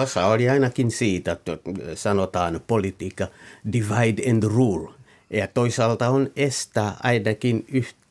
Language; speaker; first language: Finnish; non-native, fluent; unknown